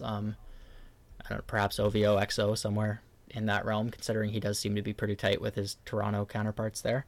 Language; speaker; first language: English; native; English